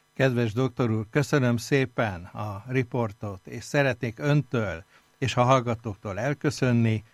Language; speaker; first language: Hungarian; native; Hungarian